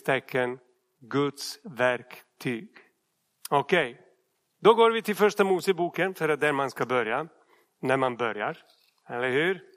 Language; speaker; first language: Swedish; non-native, fluent; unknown